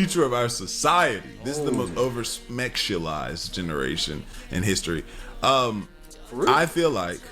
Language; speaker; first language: English; native; English